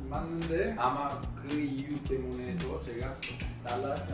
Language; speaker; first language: Korean; non-native, learner; Italian